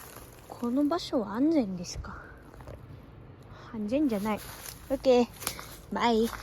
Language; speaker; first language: Japanese; non-native, learner; Filipino